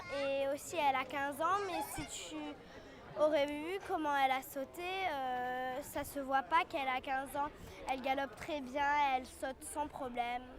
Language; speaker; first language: French; early bilingual, other home language; English